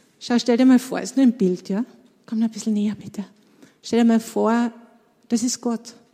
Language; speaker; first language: German; native; German